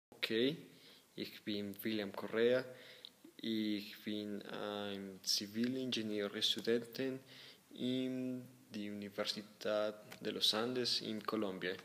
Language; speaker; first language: German; non-native, learner; Spanish